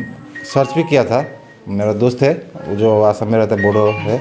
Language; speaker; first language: Hindi; non-native, learner; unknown